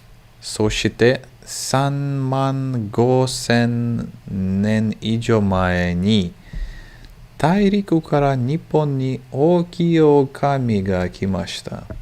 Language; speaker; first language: Japanese; non-native, learner; English